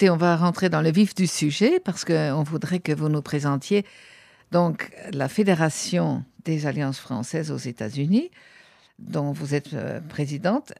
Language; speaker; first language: French; native; French